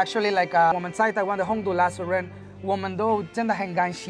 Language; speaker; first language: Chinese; non-native, learner; Spanish